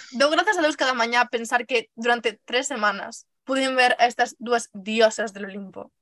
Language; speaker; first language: Galician; native; Galician